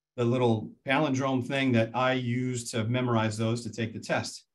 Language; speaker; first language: English; native; English